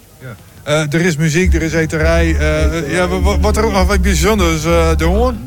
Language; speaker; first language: Dutch; native; Dutch